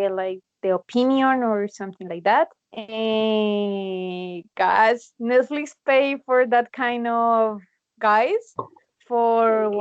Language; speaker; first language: English; non-native, learner; Spanish